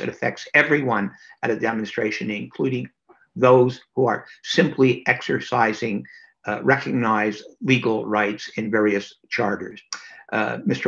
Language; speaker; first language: English; native; English